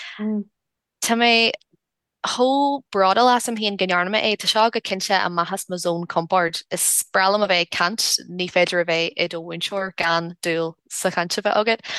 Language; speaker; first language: Irish; non-native, local second language; English